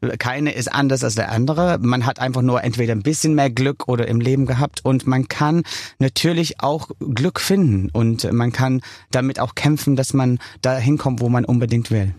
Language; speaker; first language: German; non-native, fluent; English